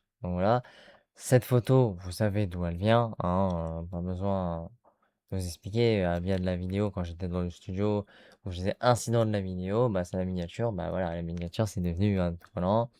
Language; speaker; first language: French; native; French